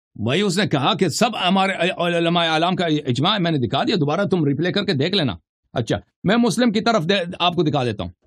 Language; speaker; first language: Urdu; non-native, fluent; Persian